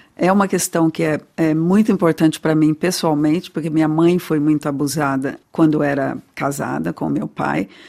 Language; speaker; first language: Portuguese; native; Portuguese